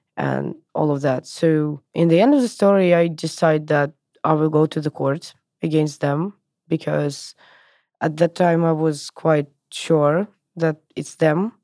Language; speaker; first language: English; non-native, learner; Russian